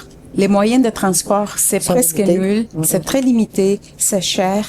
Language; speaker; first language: French; non-native, fluent; Spanish